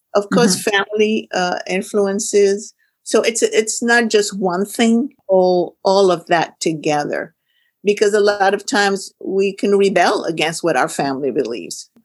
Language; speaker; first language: English; non-native, fluent; Arabic